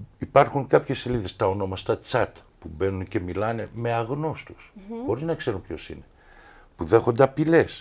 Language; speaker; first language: Greek; native; Greek